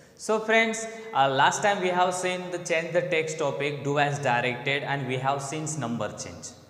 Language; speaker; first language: English; non-native, local second language; Hindi